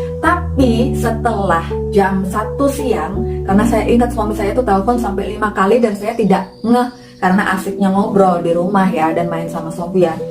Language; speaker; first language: Indonesian; native; Indonesian